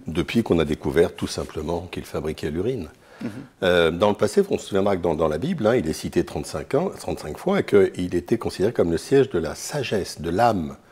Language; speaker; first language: French; native; French